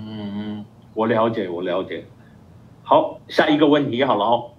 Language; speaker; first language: Chinese; non-native, fluent; Japanese